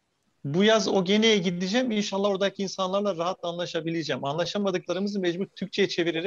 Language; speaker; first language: Turkish; native; Turkish